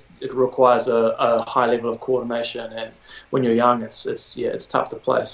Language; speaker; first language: English; native; English